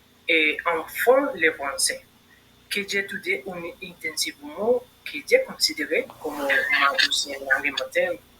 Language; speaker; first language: French; non-native, learner; Spanish